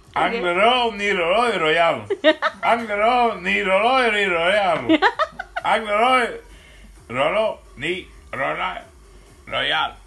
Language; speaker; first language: Cebuano; non-native, learner; Dutch